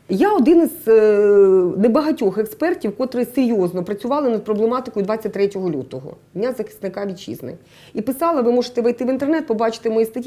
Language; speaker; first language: Ukrainian; native; Ukrainian